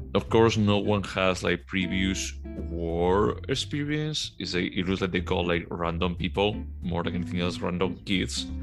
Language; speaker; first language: English; non-native, fluent; Galician